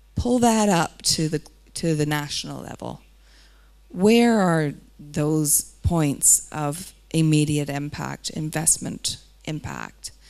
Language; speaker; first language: English; native; English